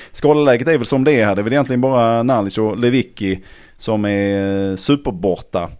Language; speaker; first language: Swedish; native; Swedish